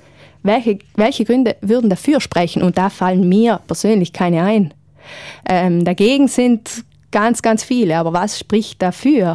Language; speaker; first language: German; native; German